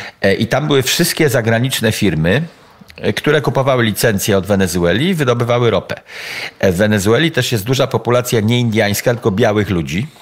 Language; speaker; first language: Polish; native; Polish